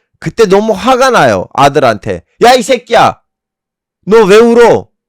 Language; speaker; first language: Korean; non-native, fluent; Turkish